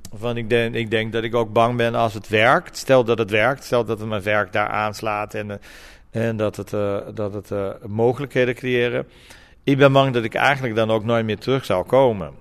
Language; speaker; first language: Dutch; non-native, fluent; Portuguese